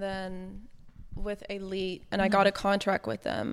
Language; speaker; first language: English; non-native, fluent; Dutch